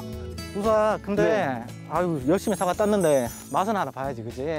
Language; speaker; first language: Korean; native; Korean